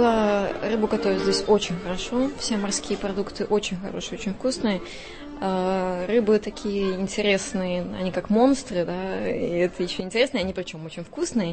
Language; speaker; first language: Russian; native; Russian